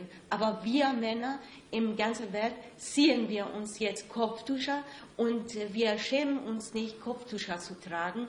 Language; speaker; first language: German; non-native, fluent; Persian